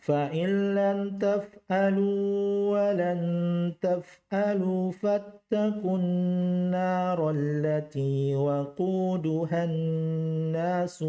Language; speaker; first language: Arabic; non-native, learner; Indonesian